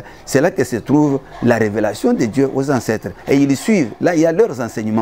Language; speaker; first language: French; non-native, local second language; Luba-Lulua